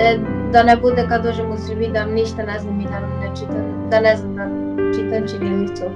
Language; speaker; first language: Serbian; early bilingual, heritage; Serbian